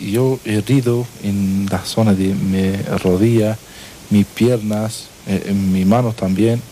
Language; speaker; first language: Spanish; non-native, learner; Arabic